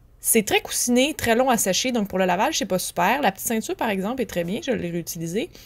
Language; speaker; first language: French; native; French